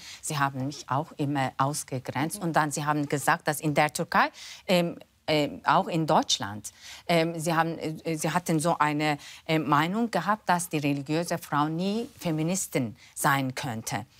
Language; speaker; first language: German; non-native, fluent; Turkish